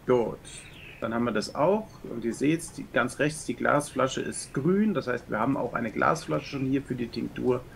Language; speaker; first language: German; native; German